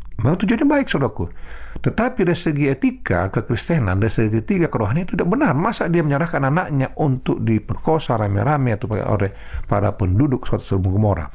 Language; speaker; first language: Indonesian; non-native, local second language; Batak Toba